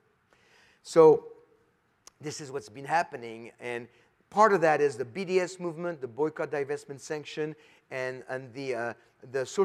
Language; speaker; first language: English; non-native, fluent; French